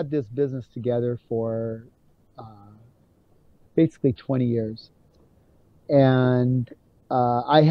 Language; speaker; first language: English; native; English